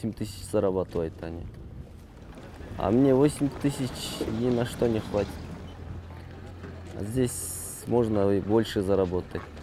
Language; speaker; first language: Russian; non-native, local second language; Kyrgyz